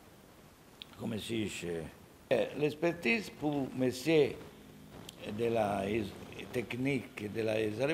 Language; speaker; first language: French; non-native, learner; Italian